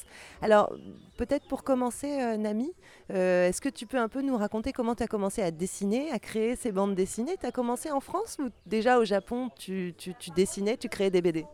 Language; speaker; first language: French; native; French